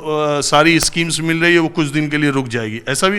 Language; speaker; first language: Hindi; native; Hindi